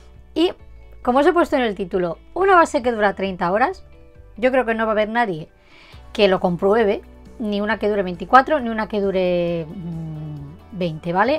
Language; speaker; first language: Spanish; native; Spanish